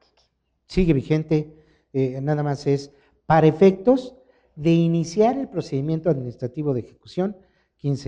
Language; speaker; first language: Spanish; native; Spanish